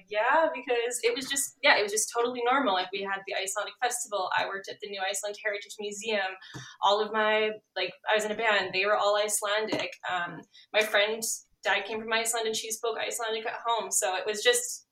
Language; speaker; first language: English; native; English